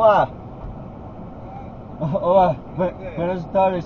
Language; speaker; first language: Spanish; non-native, learner; English